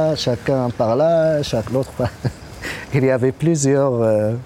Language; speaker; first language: French; non-native, local second language; Arabic